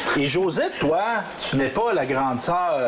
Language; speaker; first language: French; native; French